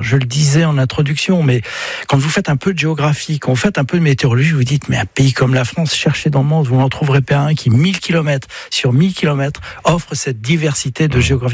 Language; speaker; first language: French; native; French